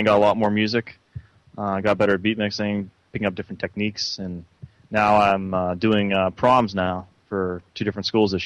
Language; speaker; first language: English; native; English